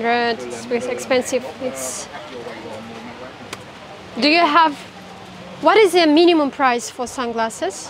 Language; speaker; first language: English; non-native, learner; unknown